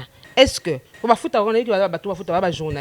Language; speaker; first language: French; non-native, local second language; Lingala